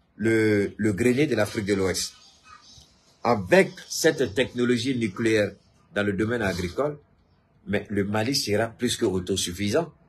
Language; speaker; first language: French; non-native, local second language; Bambara